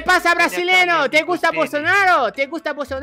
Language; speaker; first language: Spanish; non-native, learner; Portuguese